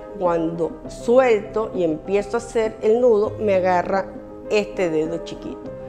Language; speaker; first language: Spanish; early bilingual, other home language; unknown